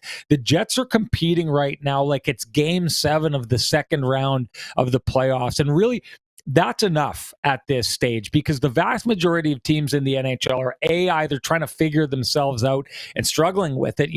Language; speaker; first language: English; native; English